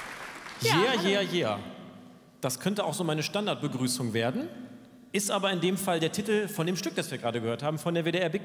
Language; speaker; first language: German; native; German